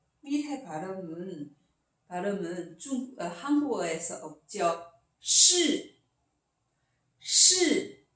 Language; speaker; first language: Korean; non-native, learner; Chinese